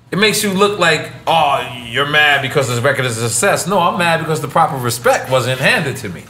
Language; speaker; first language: English; native; English